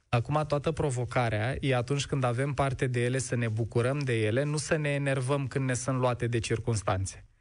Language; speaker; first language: Romanian; native; Romanian